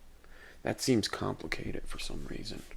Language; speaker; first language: English; native; English